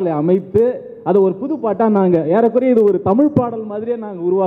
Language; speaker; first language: Tamil; native; Tamil